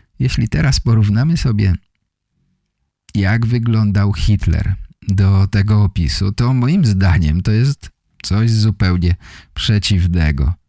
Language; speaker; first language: Polish; native; Polish